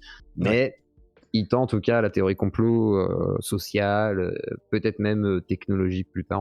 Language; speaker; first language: French; native; French